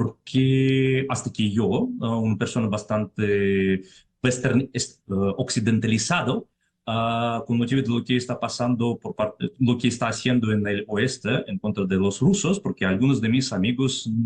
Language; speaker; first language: Spanish; non-native, fluent; Russian